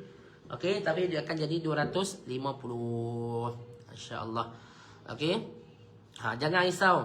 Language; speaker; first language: Malay; native; Malay